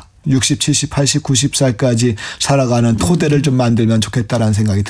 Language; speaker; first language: Korean; native; Korean